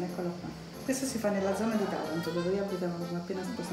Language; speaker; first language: Italian; native; Italian